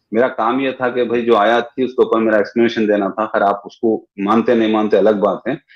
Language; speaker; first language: Hindi; non-native, local second language; Urdu